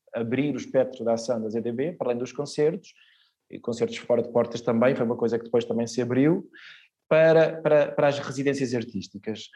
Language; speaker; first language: Portuguese; early bilingual, other home language; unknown